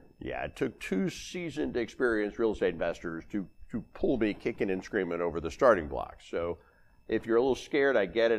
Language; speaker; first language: English; native; English